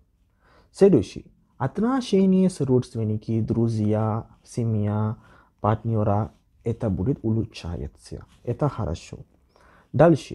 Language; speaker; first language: Russian; non-native, learner; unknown